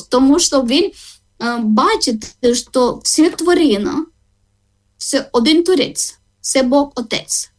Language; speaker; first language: Ukrainian; non-native, learner; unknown